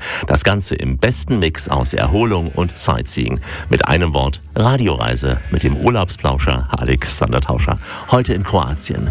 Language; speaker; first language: German; native; German